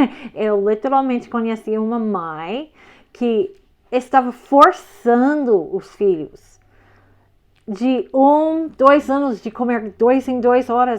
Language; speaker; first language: Portuguese; non-native, fluent; English